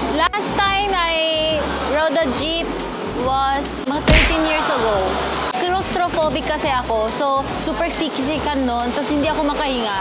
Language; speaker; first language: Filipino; non-native, fluent; Korean